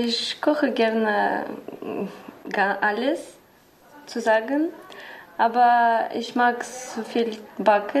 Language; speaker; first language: German; non-native, learner; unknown